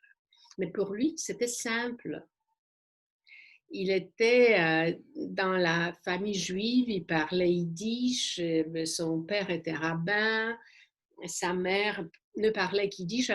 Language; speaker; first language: French; non-native, fluent; Polish